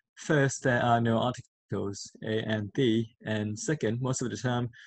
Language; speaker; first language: English; non-native, fluent; Thai